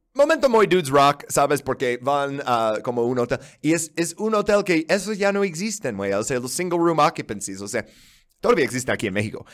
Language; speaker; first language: Spanish; non-native, fluent; English